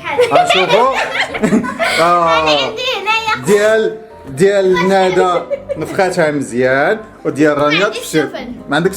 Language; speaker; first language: Arabic; native; Arabic